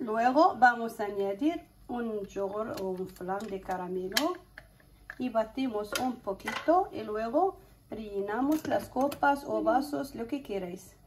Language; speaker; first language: Spanish; non-native, fluent; Arabic